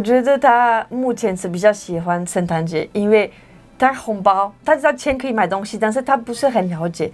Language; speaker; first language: Chinese; non-native, fluent; French